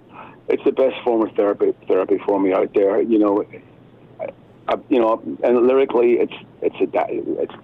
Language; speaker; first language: English; native; English